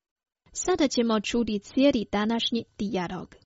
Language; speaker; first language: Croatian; non-native, fluent; Chinese